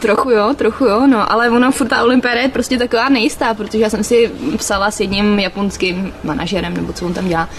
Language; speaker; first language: Czech; native; Czech